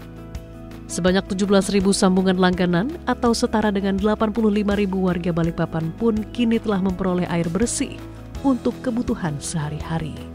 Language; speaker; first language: Indonesian; native; Indonesian